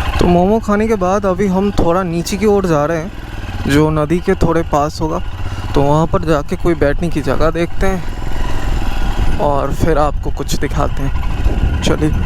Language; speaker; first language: Hindi; non-native, local second language; Bangla